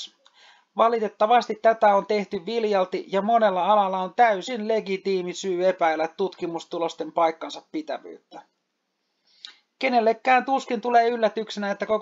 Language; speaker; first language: Finnish; native; Finnish